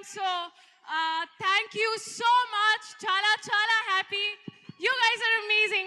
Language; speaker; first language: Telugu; non-native, local second language; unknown